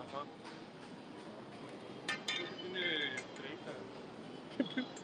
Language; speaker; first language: Spanish; native; Spanish